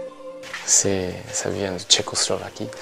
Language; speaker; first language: French; non-native, learner; Japanese